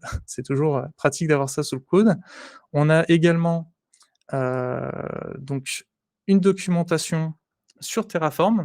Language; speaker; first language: French; native; French